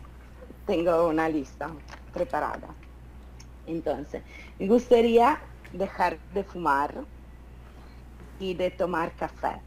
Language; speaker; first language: Spanish; non-native, fluent; Italian